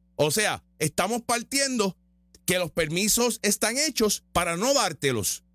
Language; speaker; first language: Spanish; native; Spanish